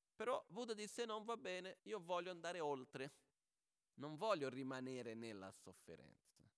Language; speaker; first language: Italian; non-native, fluent; Portuguese